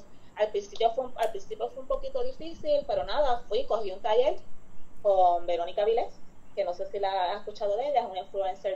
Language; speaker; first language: Spanish; native; Spanish